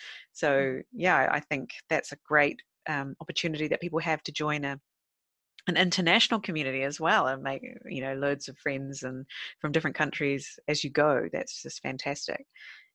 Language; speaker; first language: English; native; English